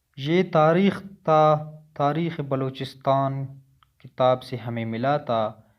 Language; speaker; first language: Urdu; non-native, local second language; Baluchi